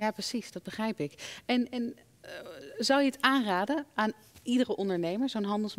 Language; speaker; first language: Dutch; native; Dutch